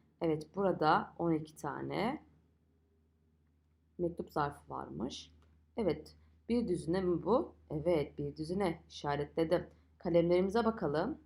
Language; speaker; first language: Turkish; native; Turkish